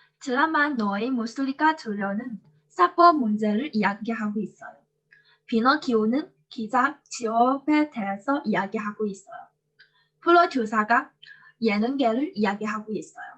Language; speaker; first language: Korean; non-native, learner; Chinese